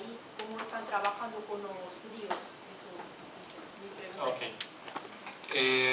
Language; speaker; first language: Spanish; native; Spanish